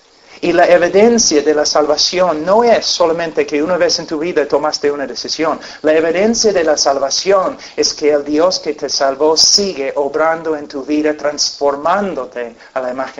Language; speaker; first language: Spanish; non-native, fluent; English